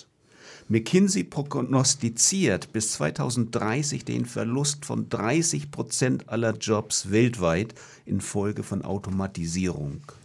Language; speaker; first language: German; native; German